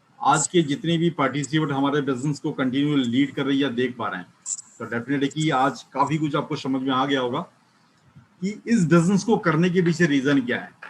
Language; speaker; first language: Hindi; native; Hindi